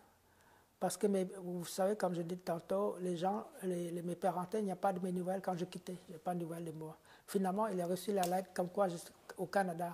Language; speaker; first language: French; non-native, fluent; Khmer